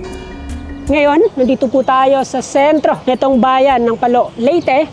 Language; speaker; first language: Filipino; native; Filipino